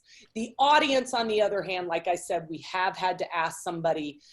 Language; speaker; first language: English; native; English